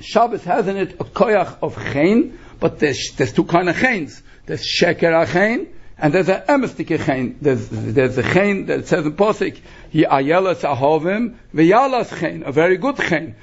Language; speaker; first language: English; native; English